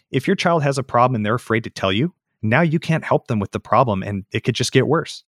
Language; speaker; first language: English; native; English